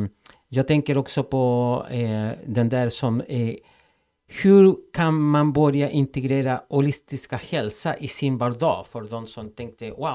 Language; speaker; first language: Swedish; non-native, fluent; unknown